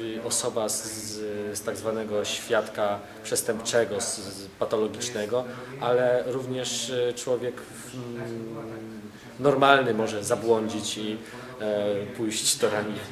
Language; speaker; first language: Polish; native; Polish